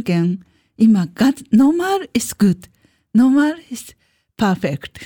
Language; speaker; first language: German; non-native, learner; Japanese